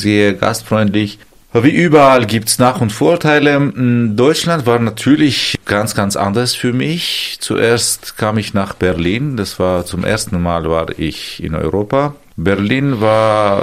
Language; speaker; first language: German; non-native, fluent; Armenian